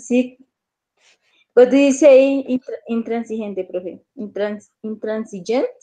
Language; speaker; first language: English; non-native, learner; Spanish